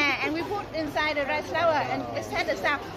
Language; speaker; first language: English; non-native, learner; Vietnamese